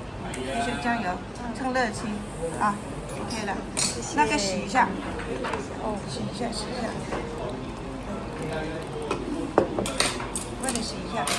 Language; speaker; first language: Chinese; non-native, local second language; Cantonese